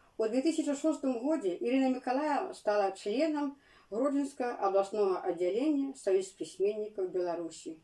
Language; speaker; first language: Belarusian; native; Belarusian